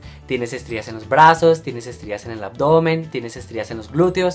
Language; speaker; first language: Spanish; native; Spanish